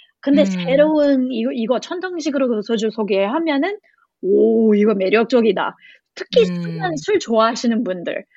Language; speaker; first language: Korean; non-native, learner; English